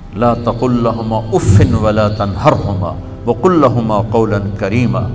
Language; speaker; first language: Urdu; non-native, local second language; Punjabi